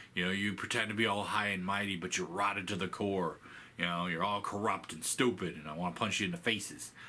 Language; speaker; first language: English; native; English